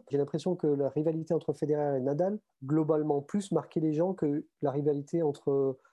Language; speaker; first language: French; native; French